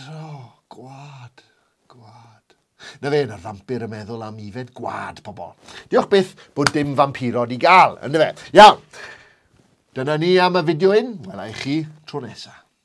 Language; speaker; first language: Welsh; native; Welsh